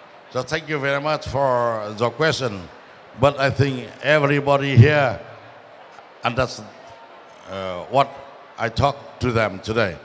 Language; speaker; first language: English; non-native, learner; Vietnamese